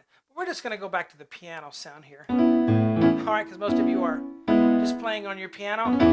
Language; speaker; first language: English; native; English